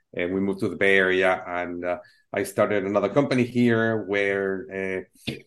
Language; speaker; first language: English; non-native, fluent; Spanish